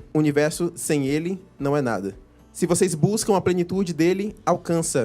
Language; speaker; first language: Portuguese; native; Portuguese